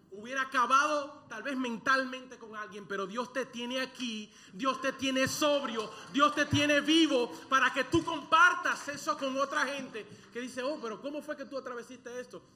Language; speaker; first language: Spanish; early bilingual, other home language; English